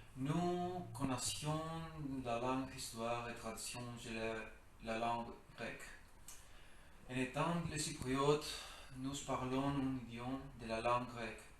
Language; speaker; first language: French; non-native, learner; Greek